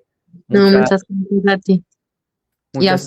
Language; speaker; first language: Spanish; non-native, fluent; Italian